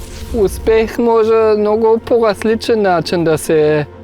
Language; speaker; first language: Bulgarian; non-native, fluent; German